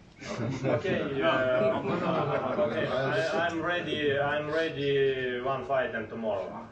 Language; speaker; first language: English; non-native, learner; Ukrainian